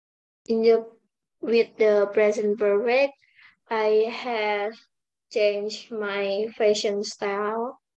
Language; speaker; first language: English; non-native, learner; Indonesian